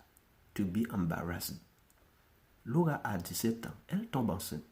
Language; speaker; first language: French; non-native, local second language; Haitian Creole